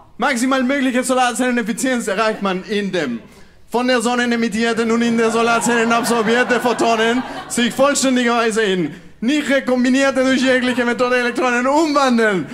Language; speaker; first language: German; non-native, fluent; Spanish